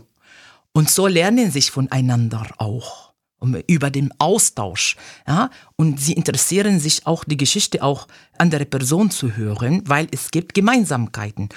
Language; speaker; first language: German; non-native, fluent; Arabic